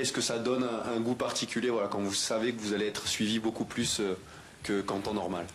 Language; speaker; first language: French; native; French